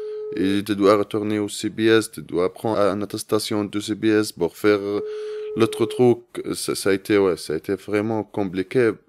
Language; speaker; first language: French; non-native, learner; Arabic